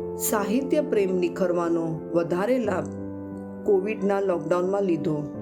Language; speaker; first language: Gujarati; non-native, local second language; Kachhi